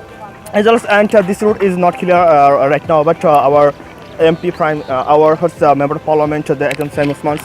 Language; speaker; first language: English; non-native, fluent; Bangla